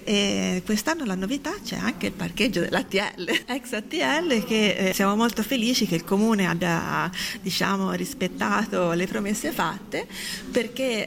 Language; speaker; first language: Italian; native; Italian